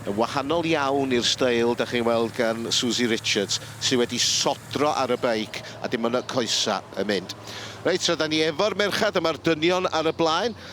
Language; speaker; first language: Welsh; native; Welsh